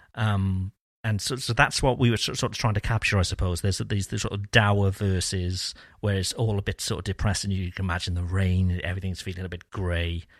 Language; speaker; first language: English; native; English